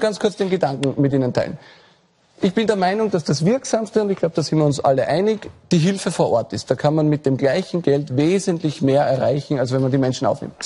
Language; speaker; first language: German; native; German